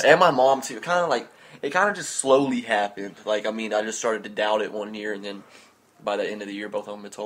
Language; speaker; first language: English; native; English